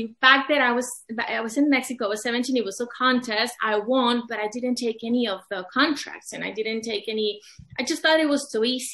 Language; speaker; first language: English; non-native, fluent; Spanish